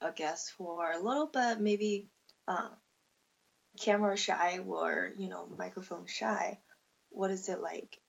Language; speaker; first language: English; non-native, fluent; Chinese